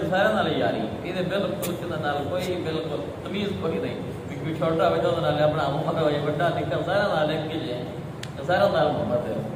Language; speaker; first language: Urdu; non-native, local second language; Punjabi